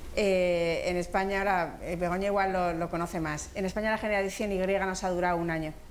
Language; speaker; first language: Spanish; native; Spanish